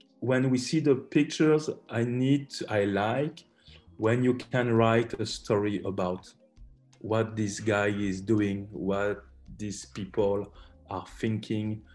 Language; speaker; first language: English; non-native, learner; French